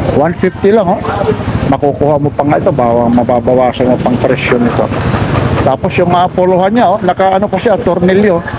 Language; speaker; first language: Filipino; non-native, local second language; Cebuano